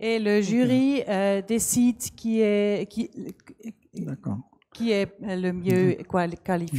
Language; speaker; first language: French; non-native, learner; German